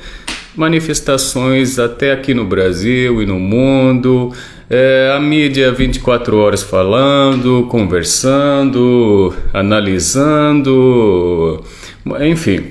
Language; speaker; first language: Portuguese; non-native, fluent; Arabic